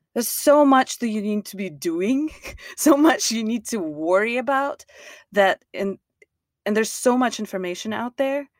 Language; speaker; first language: English; non-native, fluent; Russian